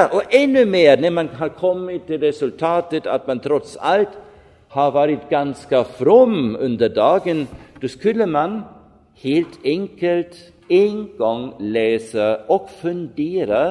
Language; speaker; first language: Swedish; non-native, fluent; German